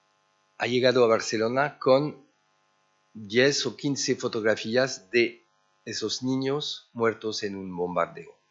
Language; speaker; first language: Spanish; early bilingual, heritage; French